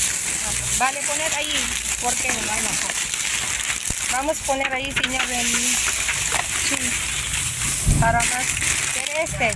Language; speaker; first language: Spanish; non-native, learner; Filipino